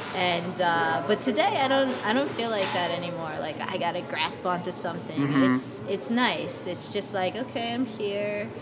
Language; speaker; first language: English; native; English